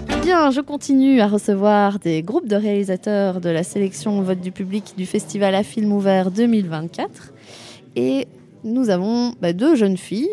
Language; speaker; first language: French; native; French